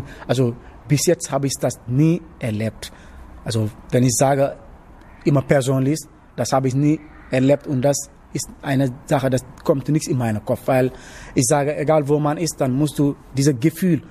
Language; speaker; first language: German; non-native, learner; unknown